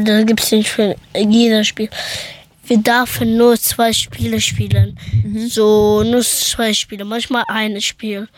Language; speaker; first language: German; early bilingual, other home language; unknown